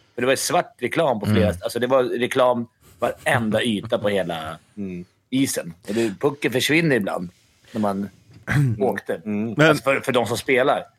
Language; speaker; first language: Swedish; native; Swedish